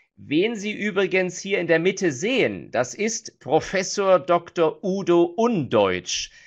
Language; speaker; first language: German; native; German